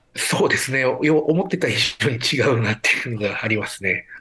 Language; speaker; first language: Japanese; native; Japanese